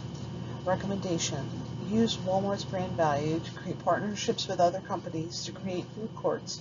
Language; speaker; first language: English; native; English